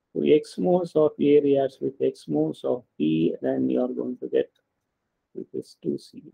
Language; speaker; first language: English; non-native, local second language; Kannada